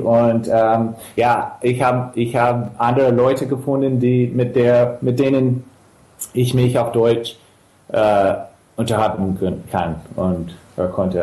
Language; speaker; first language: German; non-native, fluent; English